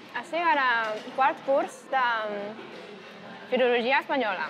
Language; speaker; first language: Catalan; non-native, learner; Chinese